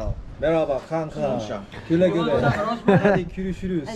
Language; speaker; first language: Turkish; non-native, learner; Korean